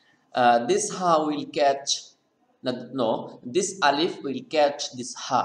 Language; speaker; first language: English; non-native, fluent; Bangla